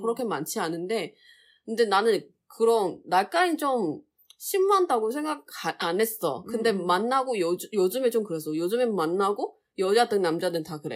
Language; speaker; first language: Korean; non-native, learner; Chinese